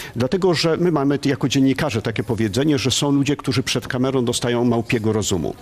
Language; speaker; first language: Polish; native; Polish